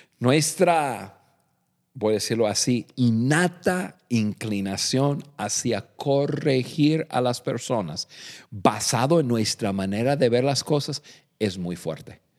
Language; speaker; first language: Spanish; non-native, fluent; English